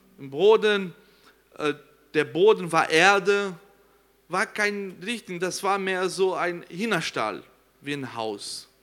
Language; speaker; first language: German; non-native, learner; Portuguese